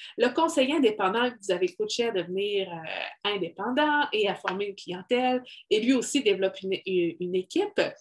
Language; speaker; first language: French; native; French